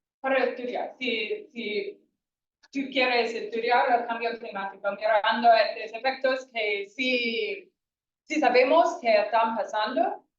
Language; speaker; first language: Spanish; non-native, fluent; English